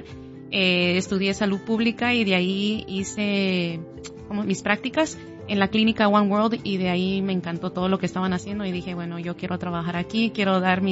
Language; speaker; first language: Spanish; native; Spanish